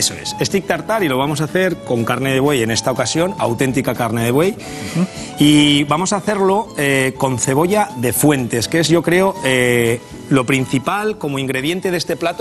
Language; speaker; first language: Spanish; native; Spanish